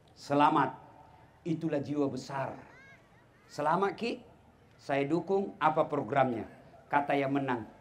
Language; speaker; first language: Indonesian; non-native, local second language; Buginese